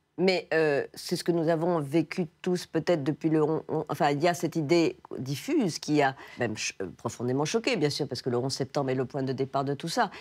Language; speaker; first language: French; native; French